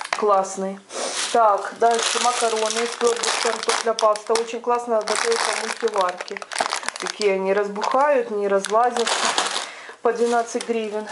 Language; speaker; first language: Russian; non-native, local second language; Ukrainian